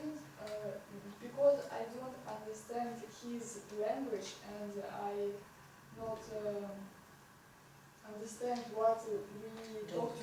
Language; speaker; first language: English; non-native, learner; Russian